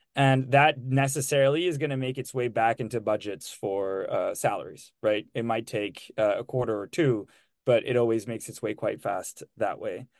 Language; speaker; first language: English; non-native, fluent; French